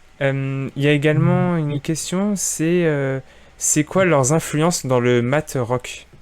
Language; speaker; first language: French; native; French